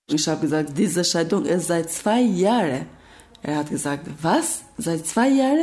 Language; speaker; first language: German; non-native, learner; Albanian